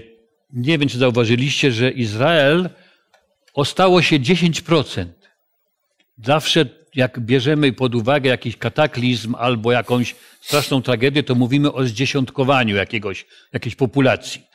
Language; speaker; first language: Polish; native; Polish